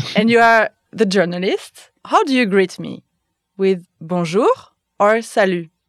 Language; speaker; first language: English; non-native, fluent; French